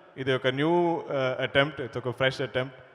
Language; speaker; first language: Telugu; non-native, learner; Malayalam